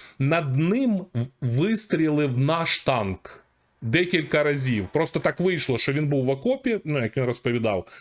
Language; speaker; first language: Ukrainian; native; Ukrainian